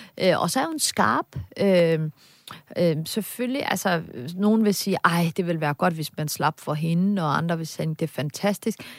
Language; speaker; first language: Danish; early bilingual, other home language; Turkish